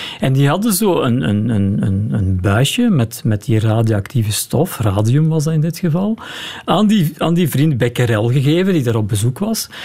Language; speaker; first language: Dutch; native; Dutch